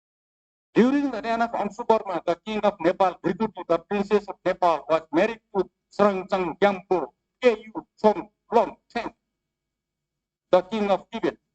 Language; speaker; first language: English; non-native, fluent; Nepali